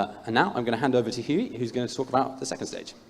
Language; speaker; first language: English; native; English